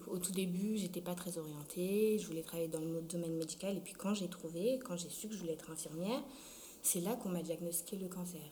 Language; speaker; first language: French; early bilingual, other home language; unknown